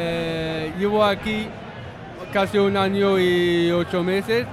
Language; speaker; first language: Spanish; non-native, learner; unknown